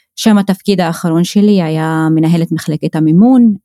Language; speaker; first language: Hebrew; non-native, local second language; Arabic